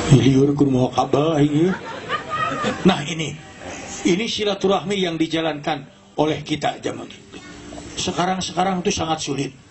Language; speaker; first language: Indonesian; non-native, local second language; Sundanese